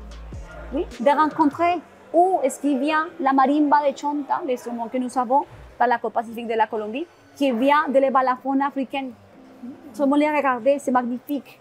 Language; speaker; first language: French; non-native, learner; Spanish